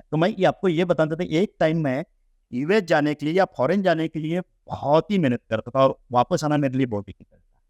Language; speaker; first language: Hindi; non-native, local second language; Marathi